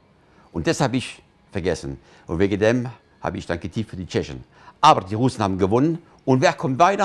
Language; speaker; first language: German; non-native, fluent; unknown